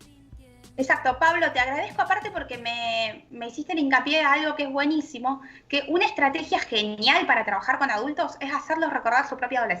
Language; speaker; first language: Spanish; native; Spanish